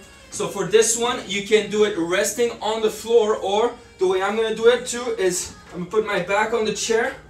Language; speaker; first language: English; native; English